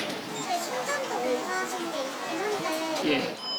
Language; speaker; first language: Korean; native; Korean